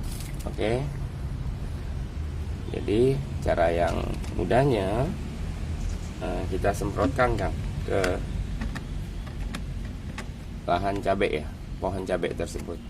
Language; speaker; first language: Indonesian; native; Indonesian